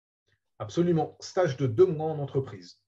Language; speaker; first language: French; native; French